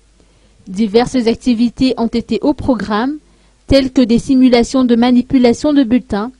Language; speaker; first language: French; non-native, local second language; Malagasy